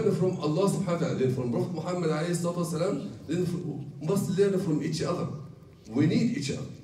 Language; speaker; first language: English; non-native, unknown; Arabic